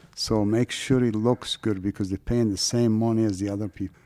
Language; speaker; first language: English; non-native, fluent; French